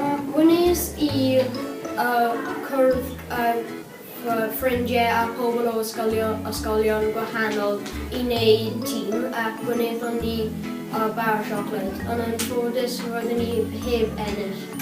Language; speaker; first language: Welsh; non-native, local second language; English